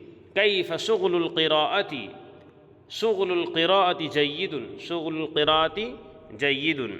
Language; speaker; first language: Arabic; non-native, fluent; Urdu